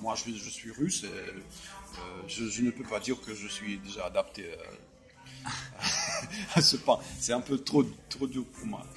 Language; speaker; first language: French; non-native, fluent; Russian